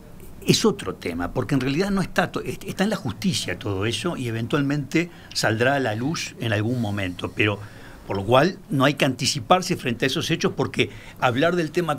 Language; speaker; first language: Spanish; native; Spanish